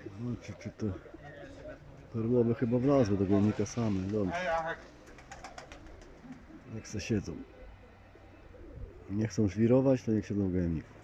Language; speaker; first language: Polish; native; Polish